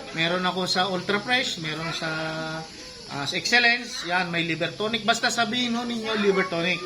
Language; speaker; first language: Filipino; non-native, local second language; Iloko